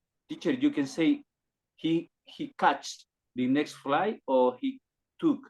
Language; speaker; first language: English; non-native, learner; Spanish